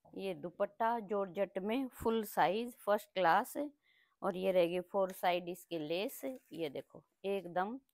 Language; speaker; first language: Hindi; native; Hindi